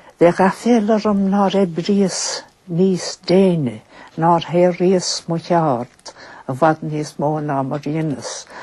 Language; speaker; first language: Irish; native; Irish